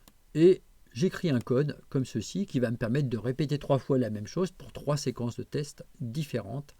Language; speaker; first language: French; native; French